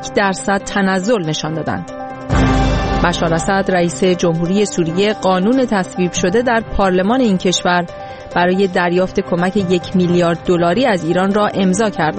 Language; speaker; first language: Persian; native; Persian